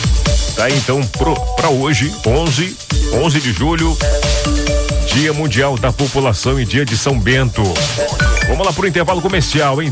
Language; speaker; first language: Portuguese; native; Portuguese